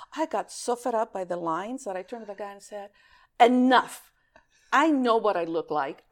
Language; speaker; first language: English; early bilingual, other home language; Greek